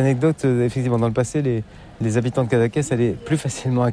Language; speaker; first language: French; native; French